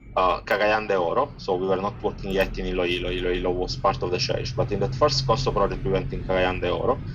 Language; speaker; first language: English; non-native, fluent; Italian